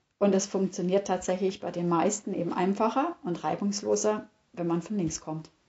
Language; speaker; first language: German; native; German